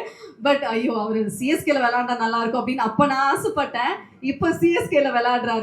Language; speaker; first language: Tamil; native; Tamil